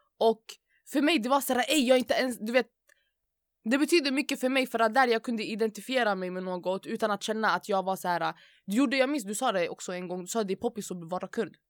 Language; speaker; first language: Swedish; early bilingual, other home language; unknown